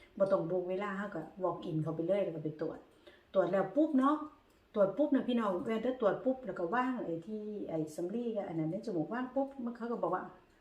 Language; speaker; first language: Thai; native; Thai